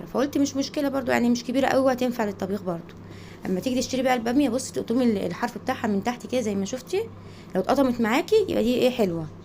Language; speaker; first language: Arabic; native; Arabic